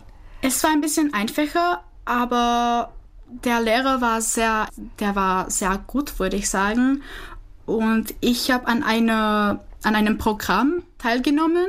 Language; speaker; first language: German; non-native, fluent; Czech